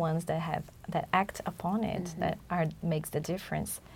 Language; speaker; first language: English; non-native, fluent; Chinese